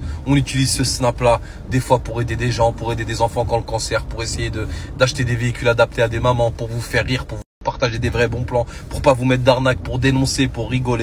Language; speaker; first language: French; native; French